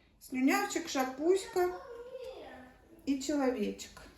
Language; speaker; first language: Ukrainian; native; Ukrainian